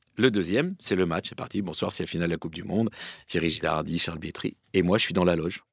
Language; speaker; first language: French; native; French